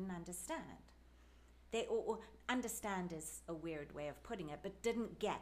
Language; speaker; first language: English; native; English